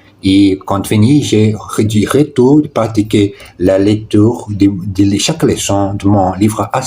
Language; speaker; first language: French; non-native, learner; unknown